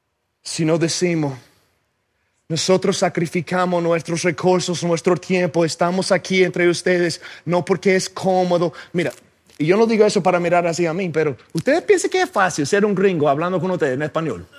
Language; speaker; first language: Spanish; non-native, fluent; English